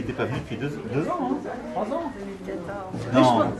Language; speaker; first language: French; native; French